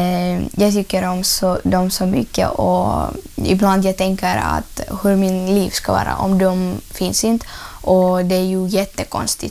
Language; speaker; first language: Swedish; non-native, learner; Russian